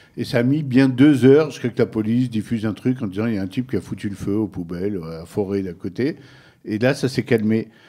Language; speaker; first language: French; native; French